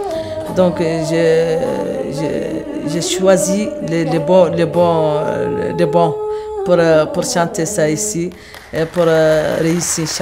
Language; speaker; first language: French; non-native, local second language; Arabic